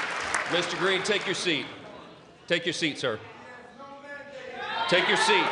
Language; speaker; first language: English; native; English